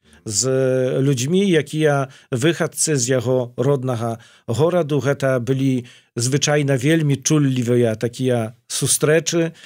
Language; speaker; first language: Polish; non-native, learner; Belarusian